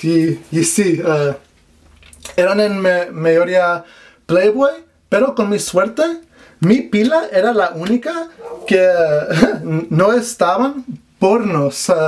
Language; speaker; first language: Spanish; non-native, learner; English